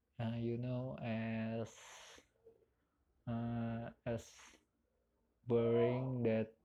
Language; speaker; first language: English; non-native, learner; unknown